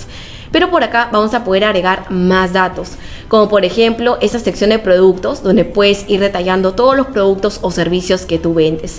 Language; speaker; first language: Spanish; native; Spanish